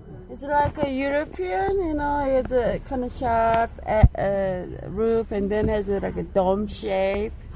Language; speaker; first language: English; non-native, fluent; Korean